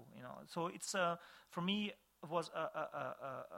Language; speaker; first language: English; non-native, fluent; Bosnian